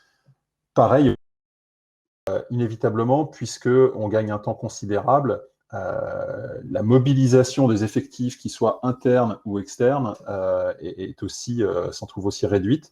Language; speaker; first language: French; native; French